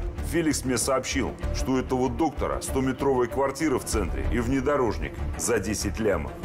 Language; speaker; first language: Russian; native; Russian